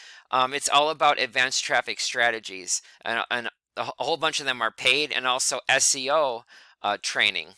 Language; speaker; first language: English; native; English